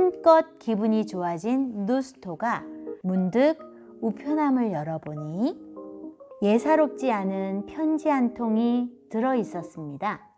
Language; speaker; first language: Korean; native; Korean